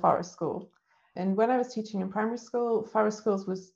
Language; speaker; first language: English; native; English